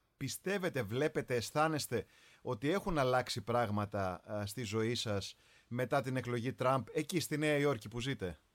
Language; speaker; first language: Greek; native; Greek